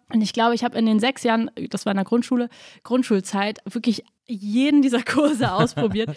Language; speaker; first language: German; native; German